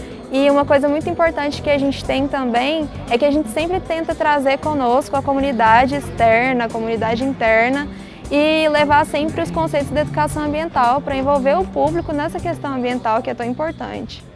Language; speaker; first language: Portuguese; native; Portuguese